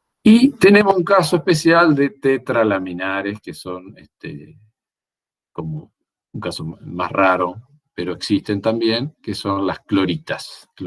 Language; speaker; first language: Spanish; native; Spanish